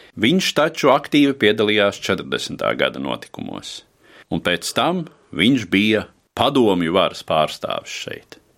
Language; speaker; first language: Latvian; native; Latvian